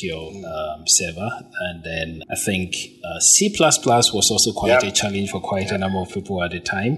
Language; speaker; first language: English; non-native, local second language; Akan